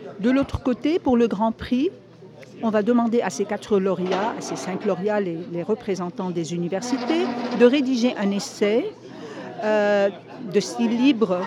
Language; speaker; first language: French; non-native, local second language; Arabic